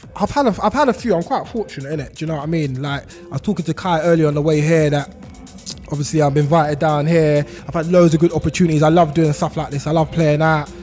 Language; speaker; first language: English; native; English